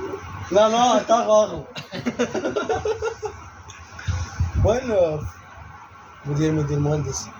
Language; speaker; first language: Arabic; non-native, learner; Urdu